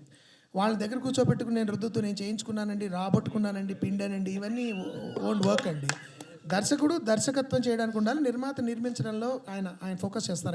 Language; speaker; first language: Telugu; native; Telugu